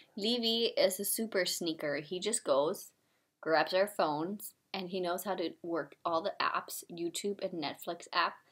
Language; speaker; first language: English; non-native, fluent; German